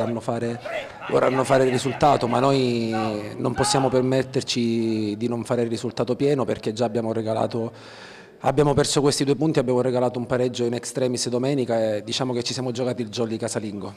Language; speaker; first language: Italian; native; Italian